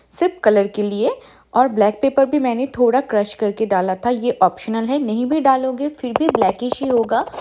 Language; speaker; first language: Hindi; non-native, local second language; Bangla